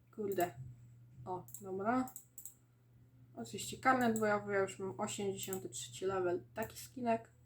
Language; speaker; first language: Polish; native; Polish